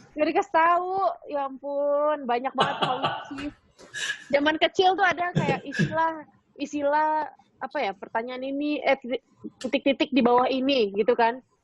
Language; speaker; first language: Indonesian; native; Indonesian